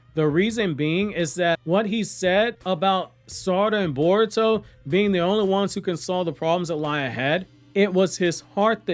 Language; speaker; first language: English; native; English